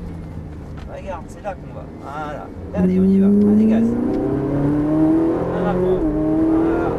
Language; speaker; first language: French; native; French